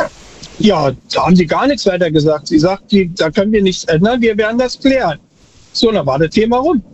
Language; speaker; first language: German; native; German